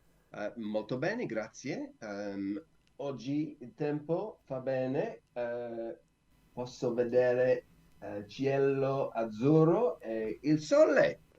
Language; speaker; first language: Italian; non-native, learner; English